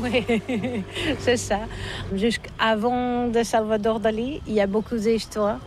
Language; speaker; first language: French; non-native, learner; Catalan